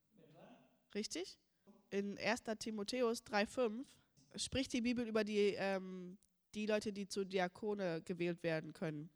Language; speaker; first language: German; early bilingual, heritage; German